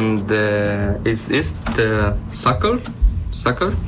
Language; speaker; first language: English; non-native, learner; Arabic